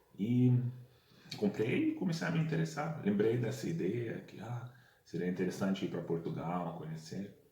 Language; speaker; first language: Portuguese; non-native, fluent; Russian